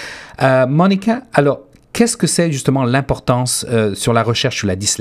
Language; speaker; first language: French; native; French